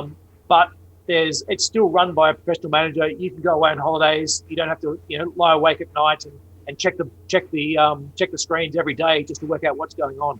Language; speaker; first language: English; native; English